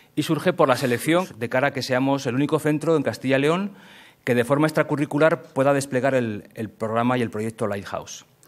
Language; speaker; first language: Spanish; native; Spanish